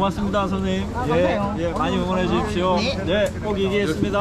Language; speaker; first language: Korean; native; Korean